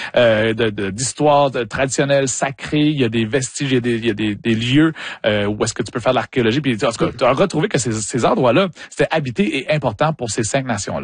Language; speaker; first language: French; native; French